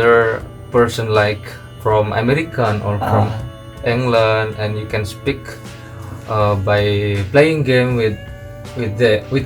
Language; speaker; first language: English; non-native, learner; Indonesian